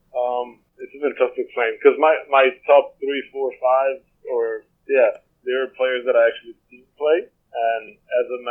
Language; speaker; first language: English; non-native, fluent; Portuguese